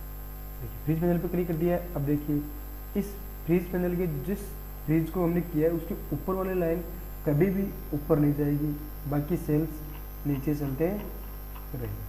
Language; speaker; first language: Hindi; native; Hindi